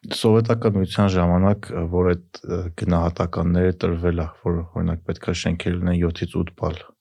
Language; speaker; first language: Armenian; native; Armenian